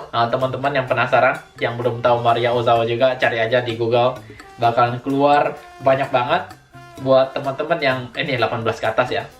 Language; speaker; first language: Indonesian; native; Indonesian